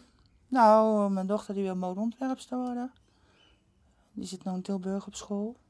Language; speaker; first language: Dutch; native; Dutch